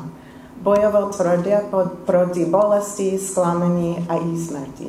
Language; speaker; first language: Czech; non-native, fluent; English